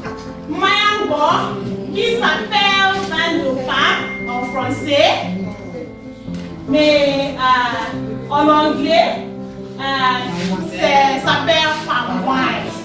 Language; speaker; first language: French; non-native, learner; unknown